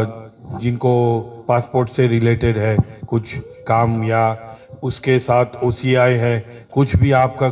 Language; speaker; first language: Hindi; non-native, local second language; Gujarati